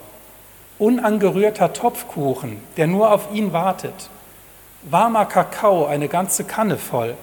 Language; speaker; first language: German; native; German